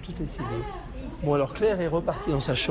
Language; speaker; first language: French; native; French